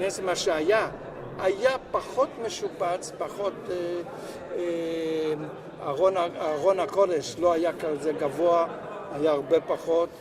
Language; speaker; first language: Hebrew; non-native, local second language; Yiddish